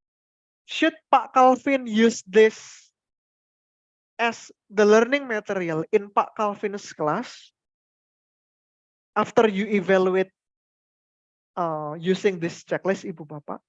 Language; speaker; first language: English; non-native, fluent; Indonesian